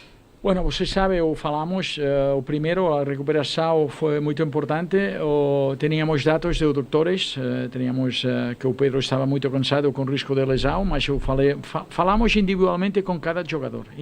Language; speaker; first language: Portuguese; non-native, fluent; Spanish